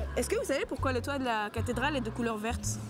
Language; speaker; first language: French; native; French